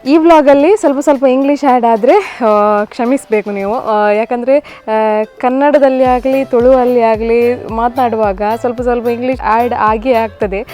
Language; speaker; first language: Kannada; non-native, local second language; Tulu